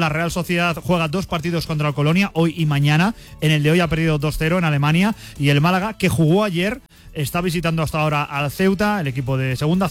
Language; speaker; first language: Spanish; native; Spanish